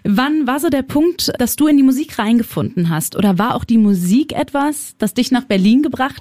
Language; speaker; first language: German; native; German